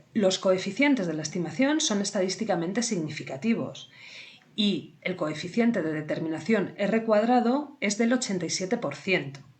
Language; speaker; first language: Spanish; native; Spanish